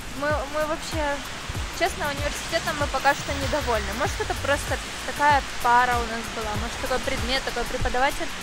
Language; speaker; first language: Russian; native; Russian